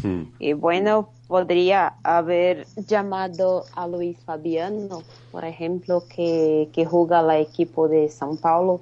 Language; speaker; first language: Spanish; non-native, fluent; Portuguese